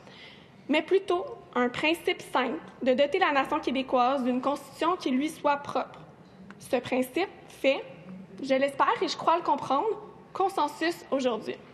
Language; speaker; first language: French; native; French